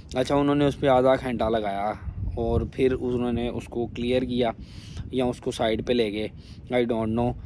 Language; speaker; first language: Urdu; non-native, local second language; Punjabi